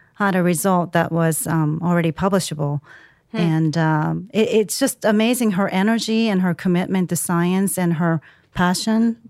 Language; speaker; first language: English; non-native, fluent; Japanese